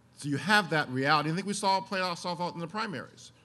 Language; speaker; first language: English; native; English